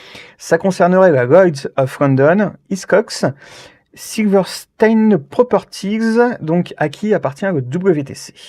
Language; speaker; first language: French; native; French